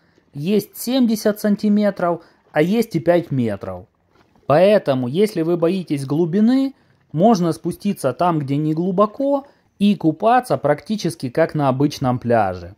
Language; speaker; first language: Russian; native; Russian